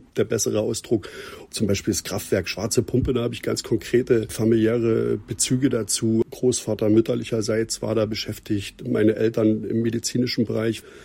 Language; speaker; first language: German; native; German